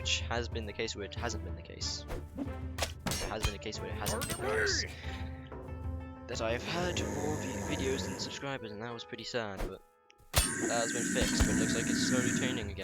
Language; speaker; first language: English; native; English